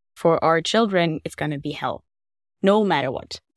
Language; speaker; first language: English; non-native, fluent; Norwegian